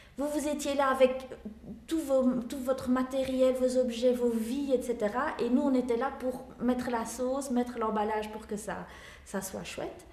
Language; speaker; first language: French; native; French